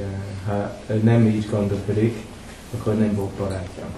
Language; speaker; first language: Hungarian; non-native, learner; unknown